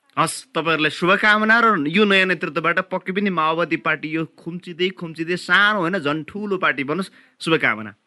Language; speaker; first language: Nepali; native; Nepali